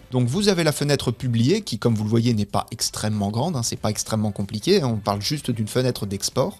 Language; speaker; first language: French; native; French